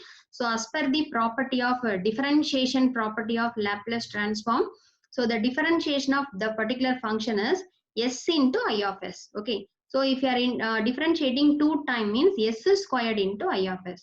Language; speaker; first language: English; non-native, local second language; Tamil